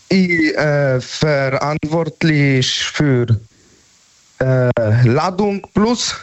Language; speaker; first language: German; non-native, learner; Polish